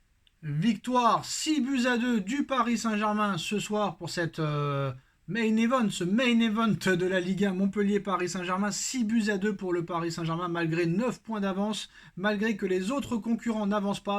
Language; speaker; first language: French; native; French